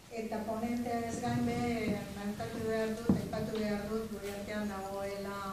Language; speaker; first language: Basque; non-native, local second language; Spanish